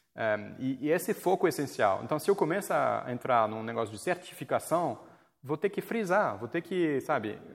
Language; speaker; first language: Portuguese; non-native, fluent; French